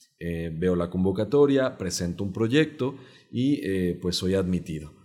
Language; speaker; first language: Spanish; non-native, local second language; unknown